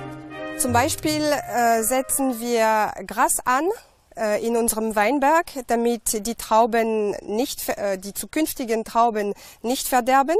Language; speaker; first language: German; non-native, fluent; French